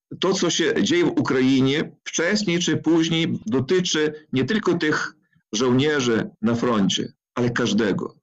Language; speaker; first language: Polish; non-native, fluent; Ukrainian